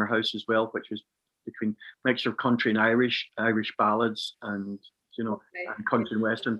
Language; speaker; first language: English; native; English